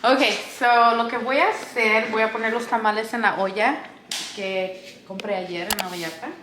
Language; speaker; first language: Spanish; early bilingual, other home language; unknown